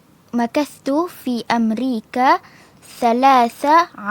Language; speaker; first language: Arabic; non-native, learner; Malay